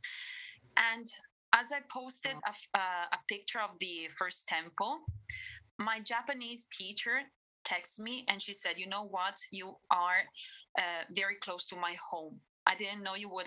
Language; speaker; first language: English; non-native, fluent; Italian